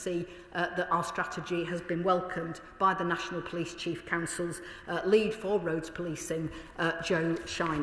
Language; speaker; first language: English; native; English